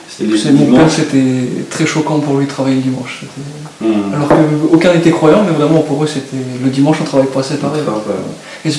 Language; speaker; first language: French; native; French